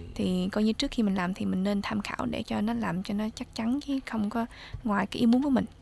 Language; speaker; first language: Vietnamese; early bilingual, heritage; Vietnamese